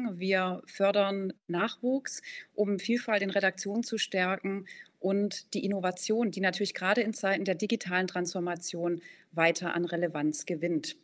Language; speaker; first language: German; native; German